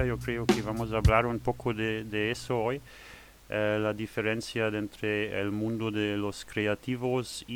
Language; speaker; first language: Spanish; non-native, fluent; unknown